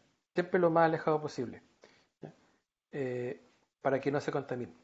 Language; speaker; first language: Spanish; native; Spanish